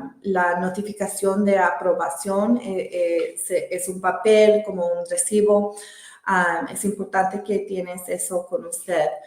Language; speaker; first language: Spanish; early bilingual, heritage; Spanish